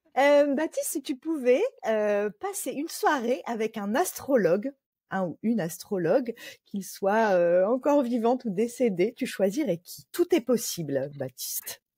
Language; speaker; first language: French; native; French